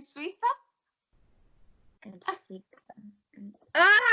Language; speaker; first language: Spanish; non-native, learner; English